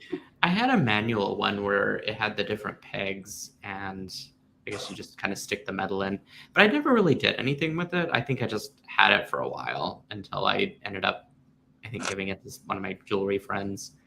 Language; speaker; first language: English; native; English